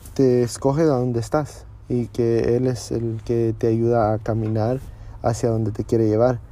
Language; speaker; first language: Spanish; early bilingual, heritage; Spanish